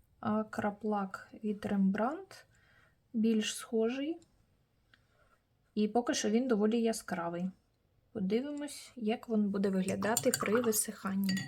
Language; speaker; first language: Ukrainian; native; Ukrainian